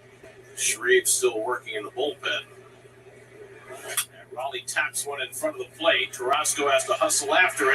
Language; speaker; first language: English; native; English